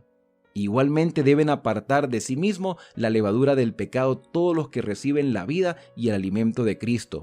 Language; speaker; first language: Spanish; native; Spanish